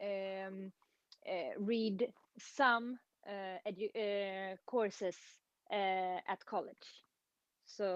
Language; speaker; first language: English; non-native, fluent; Swedish